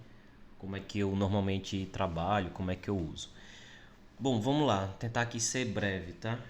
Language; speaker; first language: Portuguese; native; Portuguese